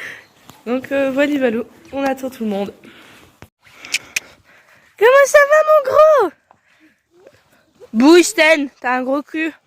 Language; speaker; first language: French; native; French